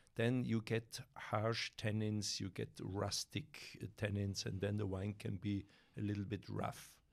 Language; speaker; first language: English; non-native, fluent; German